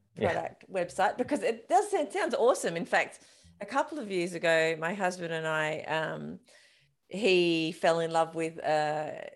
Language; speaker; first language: English; native; English